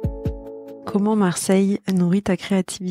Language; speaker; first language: French; native; French